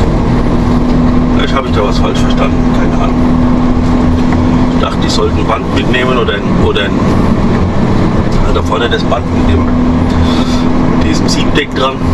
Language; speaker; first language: German; native; German